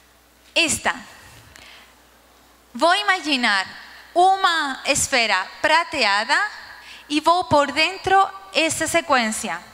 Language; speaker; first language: Portuguese; non-native, learner; Spanish